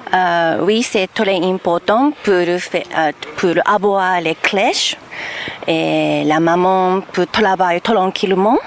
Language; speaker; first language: French; non-native, learner; Japanese